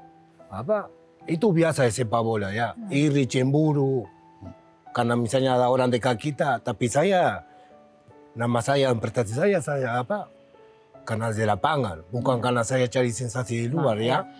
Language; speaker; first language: Indonesian; non-native, learner; Spanish